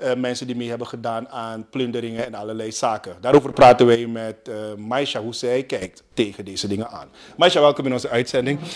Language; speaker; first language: Dutch; native; Dutch